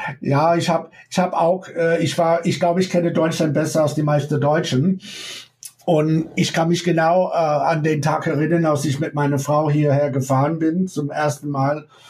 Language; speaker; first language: German; non-native, fluent; English